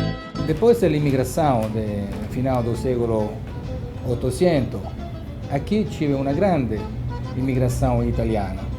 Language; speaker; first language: Portuguese; non-native, fluent; Italian